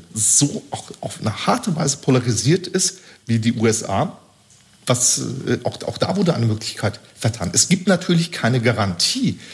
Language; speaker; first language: German; early bilingual, other home language; Turkish